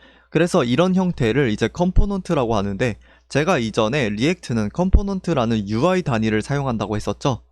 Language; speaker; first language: Korean; native; Korean